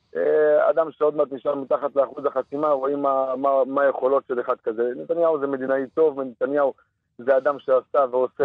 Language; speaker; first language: Hebrew; early bilingual, other home language; Arabic